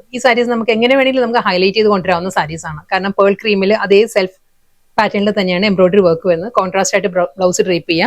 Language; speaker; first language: Malayalam; native; Malayalam